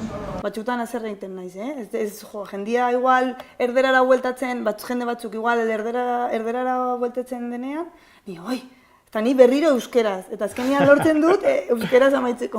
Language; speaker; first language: Basque; non-native, learner; Spanish